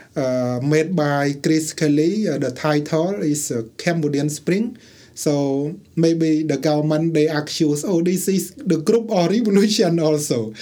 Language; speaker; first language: English; non-native, learner; Khmer